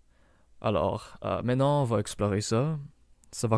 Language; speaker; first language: French; non-native, local second language; English